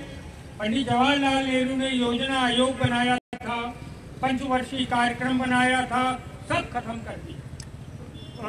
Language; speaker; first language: Hindi; native; Hindi